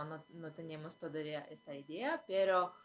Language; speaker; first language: Spanish; non-native, fluent; Russian